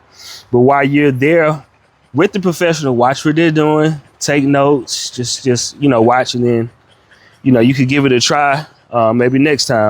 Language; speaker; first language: English; native; English